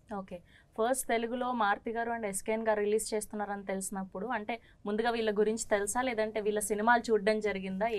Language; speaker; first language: Telugu; native; Telugu